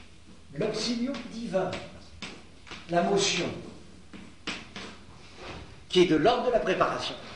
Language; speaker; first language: French; native; French